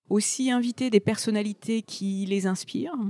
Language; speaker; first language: French; native; French